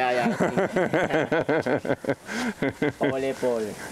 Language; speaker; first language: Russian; non-native, learner; Swahili